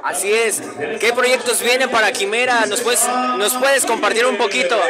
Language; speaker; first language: Spanish; native; Spanish